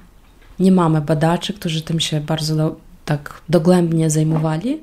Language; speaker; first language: Polish; non-native, fluent; Ukrainian